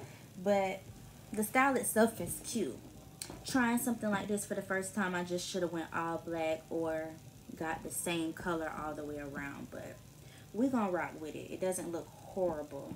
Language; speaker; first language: English; native; English